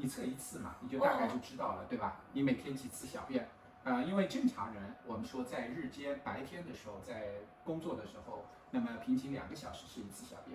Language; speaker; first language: Chinese; native; Chinese